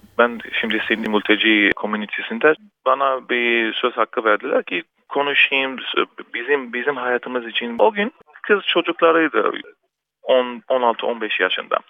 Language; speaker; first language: Turkish; early bilingual, heritage; Turkish